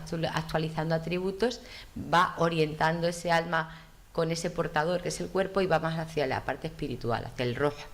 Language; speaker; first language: Spanish; native; Spanish